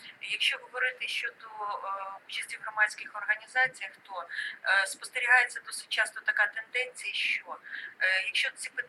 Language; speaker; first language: Ukrainian; native; Ukrainian